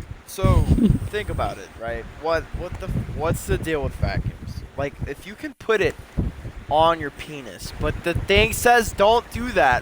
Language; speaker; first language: English; native; English